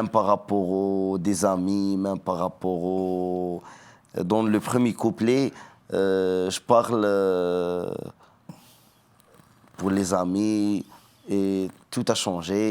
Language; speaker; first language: French; non-native, learner; Arabic